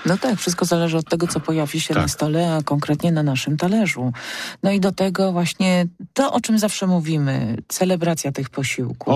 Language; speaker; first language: Polish; native; Polish